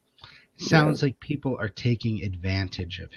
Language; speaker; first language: English; native; English